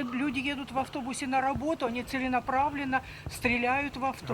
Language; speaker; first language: Russian; native; Russian